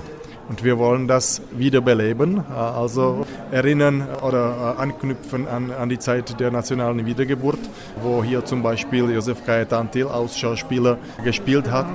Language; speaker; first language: German; non-native, fluent; Czech